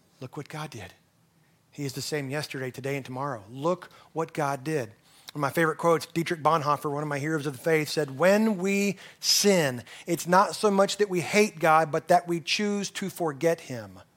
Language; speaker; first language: English; native; English